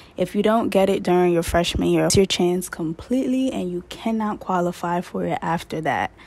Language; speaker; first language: English; native; English